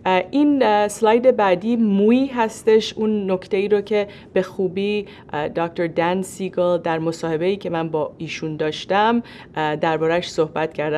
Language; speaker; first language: Persian; native; Persian